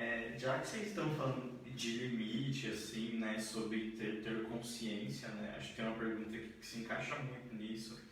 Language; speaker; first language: Portuguese; native; Portuguese